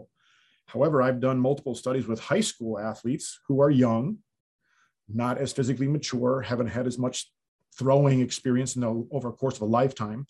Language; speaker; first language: English; native; English